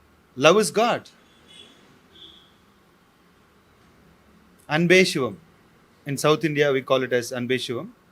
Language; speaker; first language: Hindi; non-native, local second language; Tamil